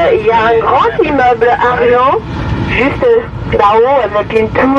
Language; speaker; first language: French; non-native, fluent; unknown